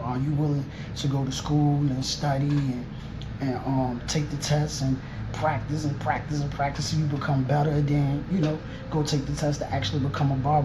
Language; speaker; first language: English; native; English